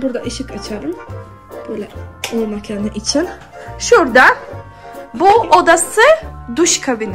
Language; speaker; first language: Turkish; non-native, learner; Polish